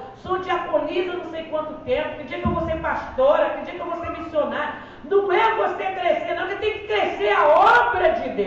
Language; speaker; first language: Portuguese; native; Portuguese